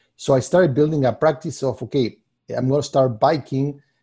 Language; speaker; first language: English; non-native, fluent; Spanish